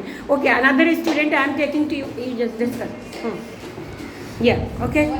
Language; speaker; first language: English; non-native, learner; Hindi